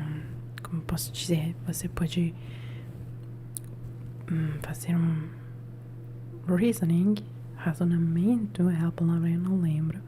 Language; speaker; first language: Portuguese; non-native, learner; Italian